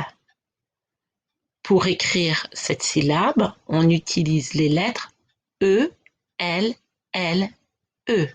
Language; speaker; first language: French; native; French